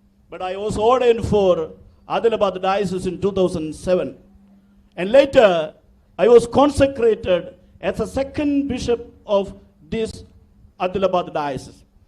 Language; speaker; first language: English; non-native, local second language; Malayalam